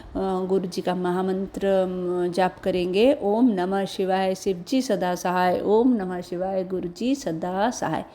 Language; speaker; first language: Hindi; non-native, local second language; Odia